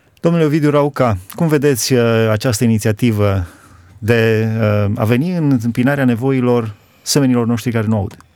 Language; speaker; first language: Romanian; native; Romanian